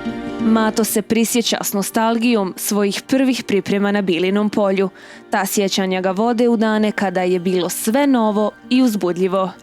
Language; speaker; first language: Bosnian; native; Bosnian